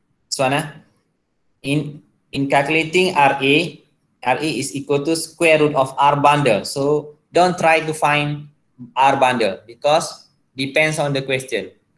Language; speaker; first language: English; non-native, local second language; Malay